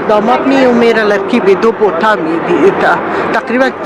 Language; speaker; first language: Hindi; non-native, learner; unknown